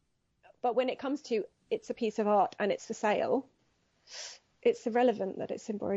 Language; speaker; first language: English; native; English